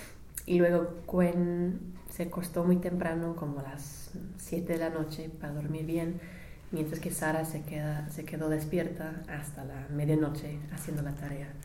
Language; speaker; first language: Spanish; non-native, fluent; English